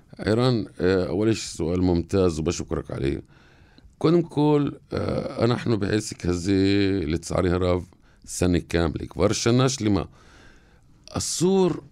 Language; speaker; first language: Hebrew; non-native, local second language; Arabic